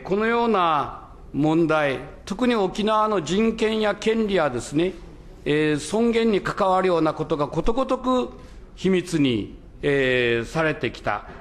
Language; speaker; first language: Japanese; native; Japanese